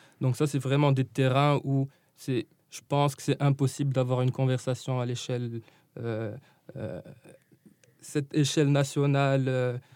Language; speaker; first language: French; non-native, local second language; Arabic